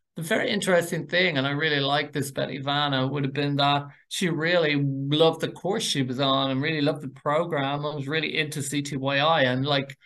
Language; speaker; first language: English; native; English